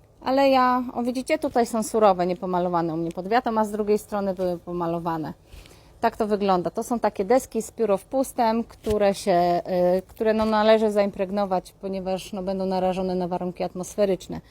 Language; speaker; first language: Polish; native; Polish